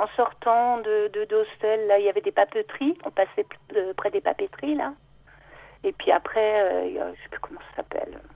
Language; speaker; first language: French; native; French